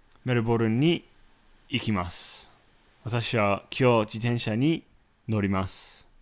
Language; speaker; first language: Japanese; non-native, fluent; English